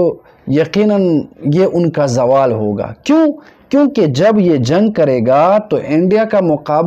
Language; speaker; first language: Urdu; non-native, local second language; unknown